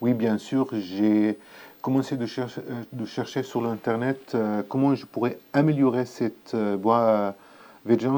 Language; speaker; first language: French; non-native, learner; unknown